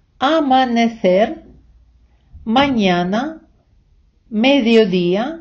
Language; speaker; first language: Spanish; non-native, fluent; Ukrainian